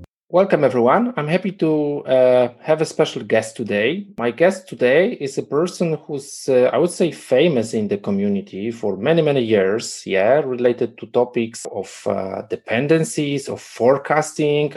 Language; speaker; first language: English; non-native, fluent; Polish